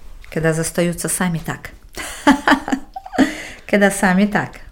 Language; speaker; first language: Polish; non-native, learner; Chechen